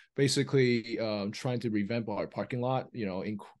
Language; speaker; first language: English; early bilingual, other home language; Chinese